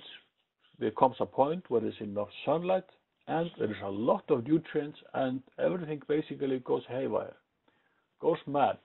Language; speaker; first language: English; non-native, fluent; Icelandic